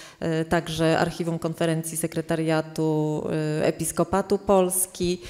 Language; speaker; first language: Polish; native; Polish